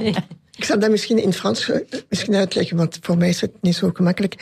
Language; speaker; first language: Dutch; non-native, local second language; French